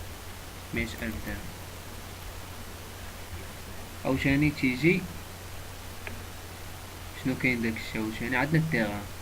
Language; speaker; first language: Arabic; native; Arabic